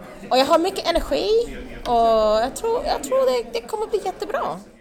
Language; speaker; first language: Swedish; non-native, fluent; English